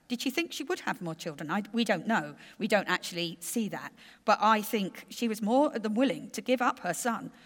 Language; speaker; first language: English; native; English